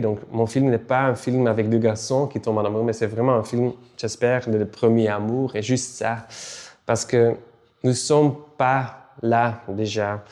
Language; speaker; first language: French; non-native, local second language; Dutch